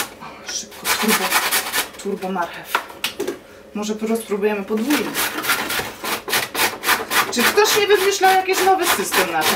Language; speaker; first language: Polish; non-native, learner; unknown